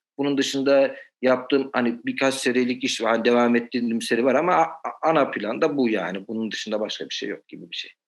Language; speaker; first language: Turkish; native; Turkish